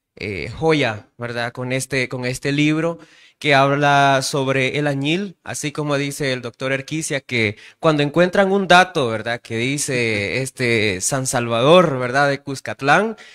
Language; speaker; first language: Spanish; native; Spanish